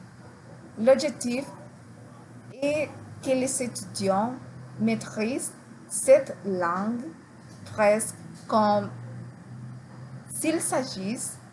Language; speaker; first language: French; non-native, learner; Spanish